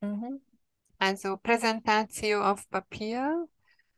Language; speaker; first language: German; non-native, fluent; Hungarian